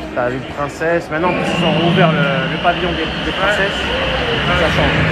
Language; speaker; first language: French; early bilingual, other home language; Arabic